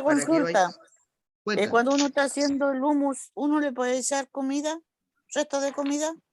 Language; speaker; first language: Spanish; native; Spanish